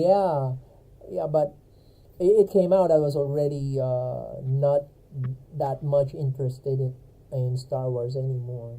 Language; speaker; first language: English; non-native, fluent; Filipino